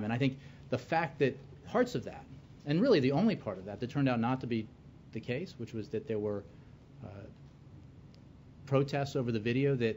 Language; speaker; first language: English; native; English